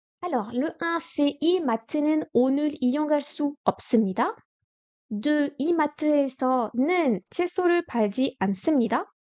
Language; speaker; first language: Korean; non-native, fluent; French